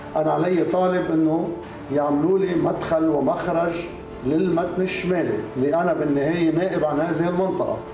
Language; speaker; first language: Arabic; native; Arabic